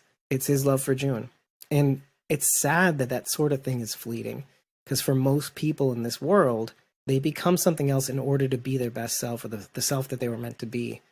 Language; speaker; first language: English; native; English